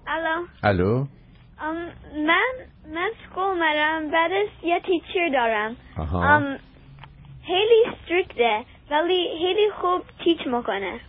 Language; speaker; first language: Persian; early bilingual, heritage; Persian